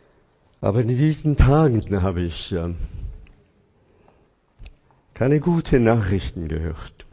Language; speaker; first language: German; non-native, fluent; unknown